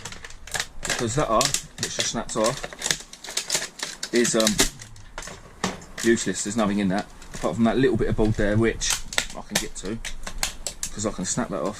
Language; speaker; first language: English; native; English